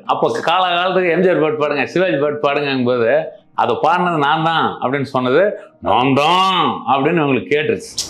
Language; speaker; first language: Tamil; non-native, local second language; Malayalam